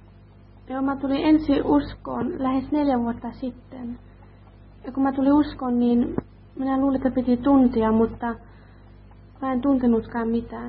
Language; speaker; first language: Finnish; early bilingual, heritage; Finnish